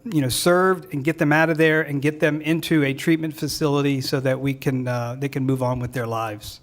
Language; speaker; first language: English; native; English